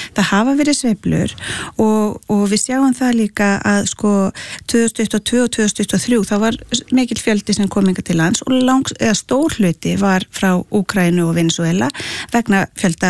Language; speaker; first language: Icelandic; native; Icelandic